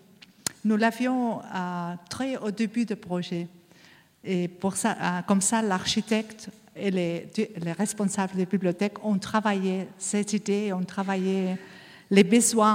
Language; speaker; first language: French; non-native, learner; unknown